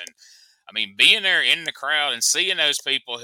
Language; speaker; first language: English; native; English